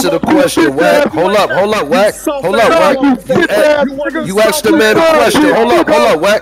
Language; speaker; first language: English; native; English